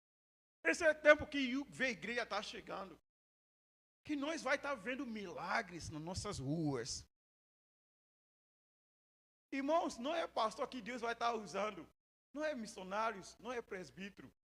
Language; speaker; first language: Portuguese; non-native, learner; Yoruba